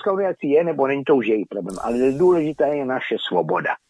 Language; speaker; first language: Czech; native; Czech